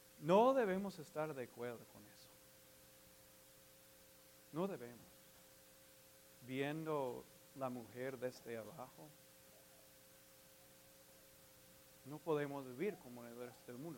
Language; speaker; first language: Spanish; non-native, fluent; English